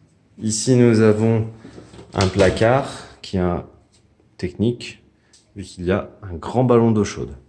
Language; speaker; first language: French; native; French